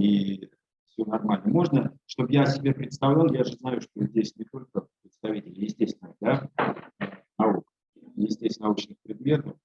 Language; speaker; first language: Russian; native; Russian